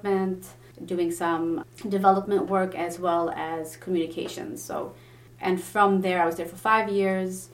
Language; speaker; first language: English; non-native, fluent; Swedish